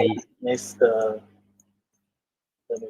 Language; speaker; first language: English; non-native, learner; Indonesian